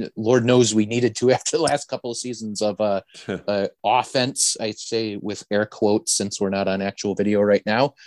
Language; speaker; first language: English; native; English